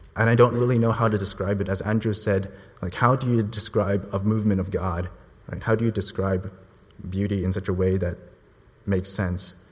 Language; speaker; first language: English; non-native, local second language; Cantonese